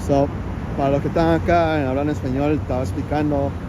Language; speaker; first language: Spanish; early bilingual, heritage; Spanish